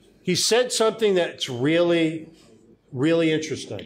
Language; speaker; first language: English; native; English